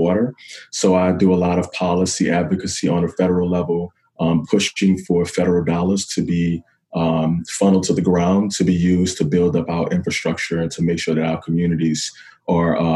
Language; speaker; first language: English; native; English